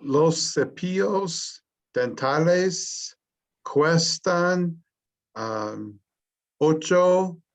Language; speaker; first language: Spanish; non-native, learner; English